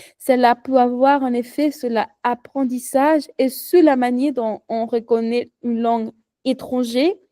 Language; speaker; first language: French; non-native, learner; Spanish